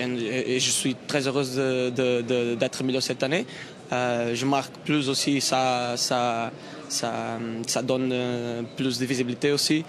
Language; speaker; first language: French; non-native, fluent; Portuguese